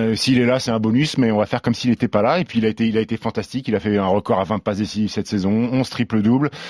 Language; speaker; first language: French; native; French